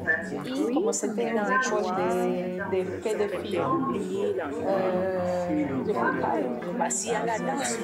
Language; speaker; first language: French; non-native, fluent; Persian